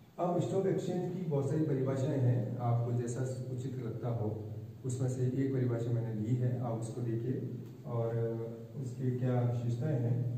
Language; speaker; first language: Hindi; native; Hindi